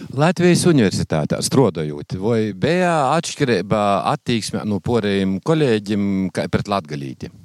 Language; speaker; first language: Latvian; native; Latvian